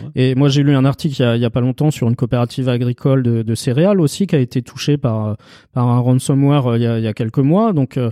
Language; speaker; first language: French; native; French